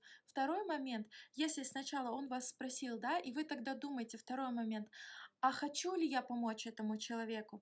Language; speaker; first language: Russian; native; Russian